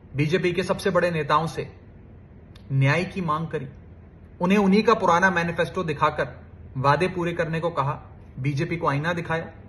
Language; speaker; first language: Hindi; native; Hindi